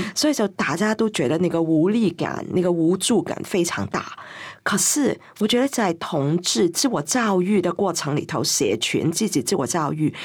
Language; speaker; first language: Chinese; non-native, fluent; Cantonese